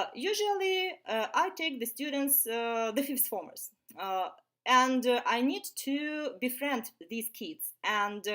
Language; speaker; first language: English; non-native, fluent; Ukrainian